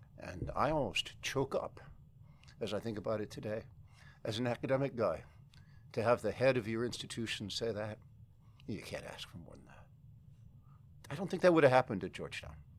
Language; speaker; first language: English; native; English